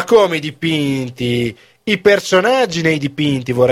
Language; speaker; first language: Italian; native; Italian